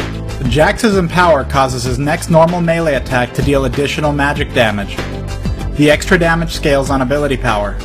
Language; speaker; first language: English; native; English